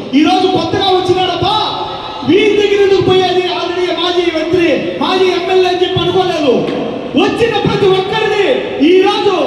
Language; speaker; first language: Telugu; native; Telugu